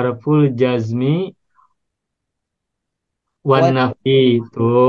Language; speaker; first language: Arabic; non-native, fluent; Indonesian